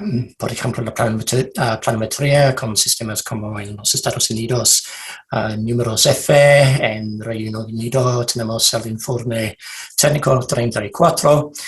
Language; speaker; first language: Spanish; non-native, fluent; English